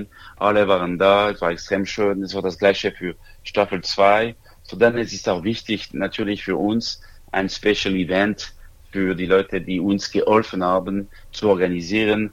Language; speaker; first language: German; non-native, local second language; French